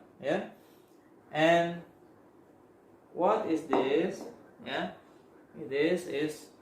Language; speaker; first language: English; non-native, learner; Indonesian